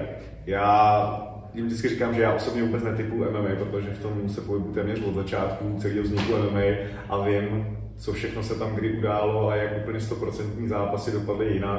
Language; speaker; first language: Czech; native; Czech